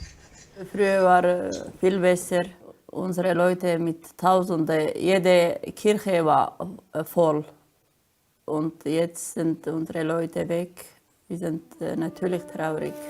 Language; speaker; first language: German; non-native, learner; Aramaic